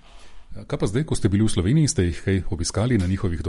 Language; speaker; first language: Slovenian; native; Slovenian